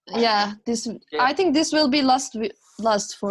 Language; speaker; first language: English; non-native, fluent; Turkish